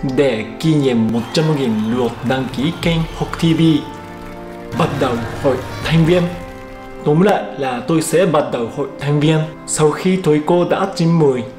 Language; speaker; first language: Vietnamese; non-native, fluent; Japanese